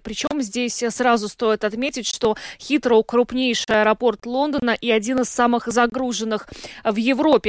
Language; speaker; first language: Russian; native; Russian